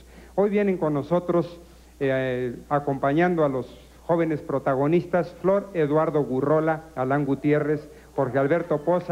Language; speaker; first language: Spanish; native; Spanish